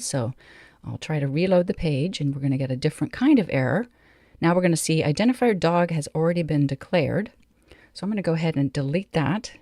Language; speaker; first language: English; native; English